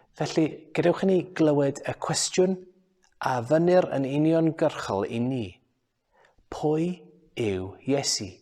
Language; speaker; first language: Welsh; non-native, local second language; English